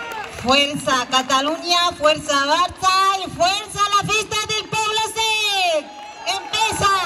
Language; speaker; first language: Spanish; non-native, fluent; Arabic